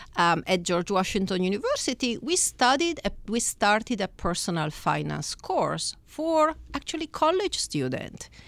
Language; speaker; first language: English; non-native, fluent; Italian